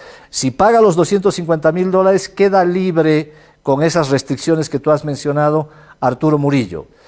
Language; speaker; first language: Spanish; native; Spanish